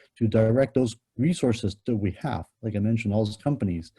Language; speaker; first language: English; non-native, local second language; Cantonese